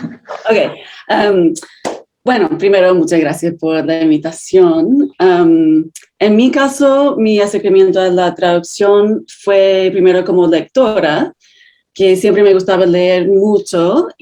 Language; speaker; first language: Spanish; non-native, fluent; English